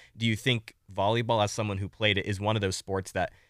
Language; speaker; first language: English; native; English